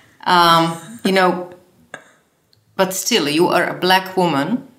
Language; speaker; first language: English; non-native, fluent; Slovak